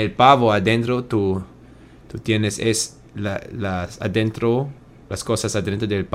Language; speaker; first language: Spanish; non-native, learner; German